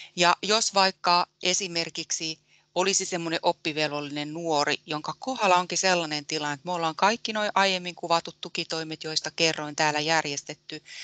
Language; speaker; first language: Finnish; native; Finnish